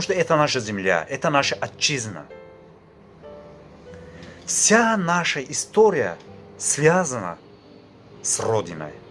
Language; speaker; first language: Russian; non-native, fluent; Tajik